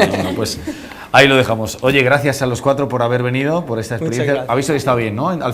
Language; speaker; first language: Spanish; native; Spanish